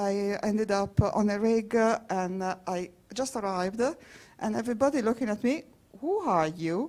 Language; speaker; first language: English; non-native, fluent; Italian